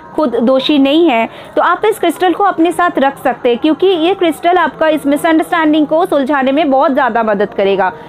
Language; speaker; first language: Hindi; non-native, local second language; Bangla